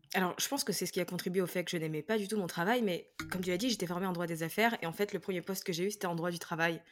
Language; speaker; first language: French; native; French